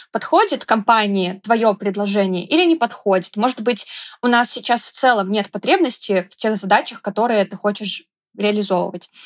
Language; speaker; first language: Russian; native; Russian